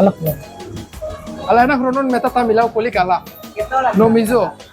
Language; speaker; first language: Greek; non-native, learner; Bangla